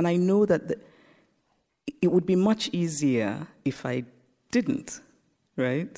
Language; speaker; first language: English; non-native, local second language; Igbo